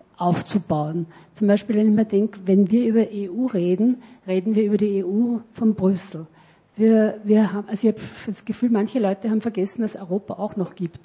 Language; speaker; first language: German; native; German